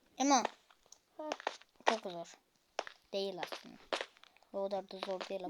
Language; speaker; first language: Turkish; native; Turkish